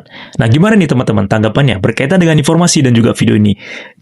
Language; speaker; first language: Indonesian; native; Indonesian